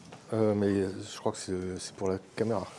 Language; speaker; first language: French; native; French